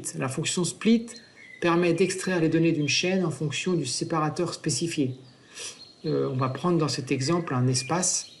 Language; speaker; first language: French; native; French